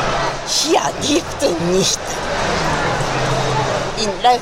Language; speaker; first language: German; non-native, learner; Japanese